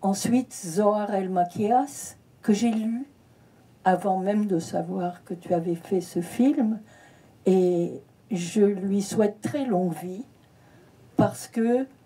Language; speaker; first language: French; early bilingual, heritage; French